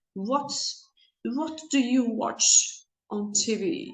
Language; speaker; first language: English; non-native, fluent; Georgian